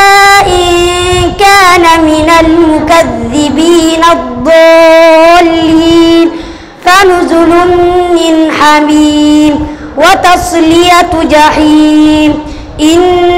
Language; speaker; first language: Arabic; non-native, local second language; Somali